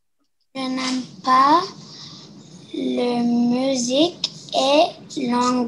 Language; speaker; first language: French; non-native, learner; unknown